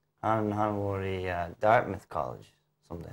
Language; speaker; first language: Swedish; non-native, fluent; English